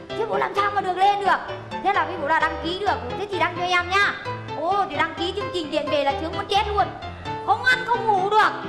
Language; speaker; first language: Vietnamese; non-native, local second language; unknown